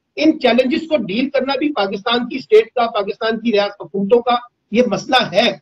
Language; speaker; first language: Urdu; native; Urdu